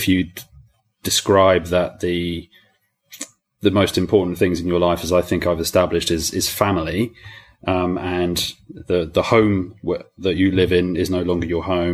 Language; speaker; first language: English; native; English